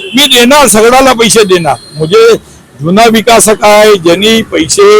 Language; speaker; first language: Marathi; non-native, local second language; Gujarati